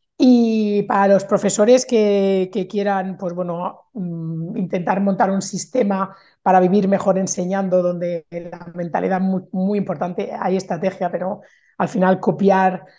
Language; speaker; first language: Spanish; native; Spanish